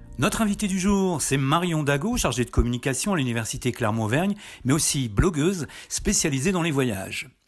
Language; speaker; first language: French; native; French